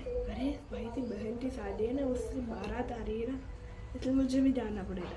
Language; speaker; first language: Hindi; non-native, local second language; Gujarati